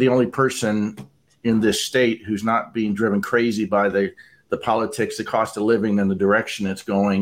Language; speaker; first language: English; native; English